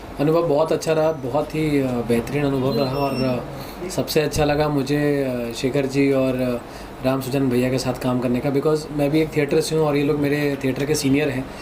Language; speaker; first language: Hindi; native; Hindi